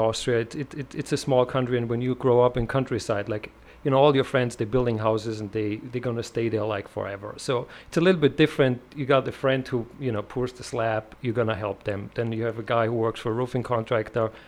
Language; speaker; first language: English; non-native, fluent; German